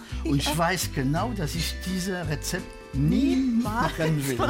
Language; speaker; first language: German; non-native, fluent; French